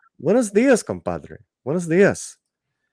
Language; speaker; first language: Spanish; early bilingual, heritage; English